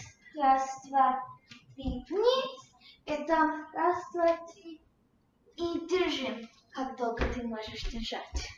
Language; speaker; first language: Russian; early bilingual, heritage; Russian